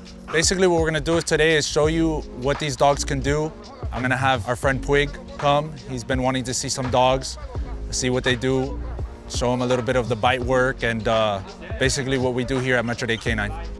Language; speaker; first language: English; early bilingual, other home language; Spanish